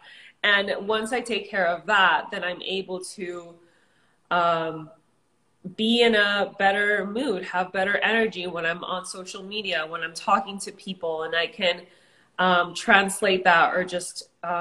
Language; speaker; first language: English; early bilingual, other home language; Spanish